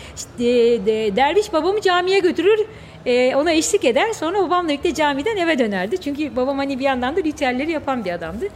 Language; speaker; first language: Turkish; native; Turkish